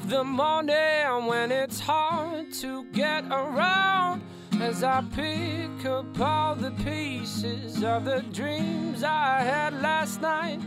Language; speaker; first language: English; native; English